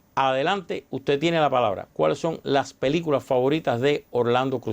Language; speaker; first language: Spanish; native; Spanish